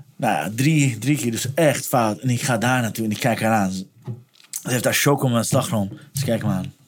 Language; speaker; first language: Dutch; non-native, fluent; Persian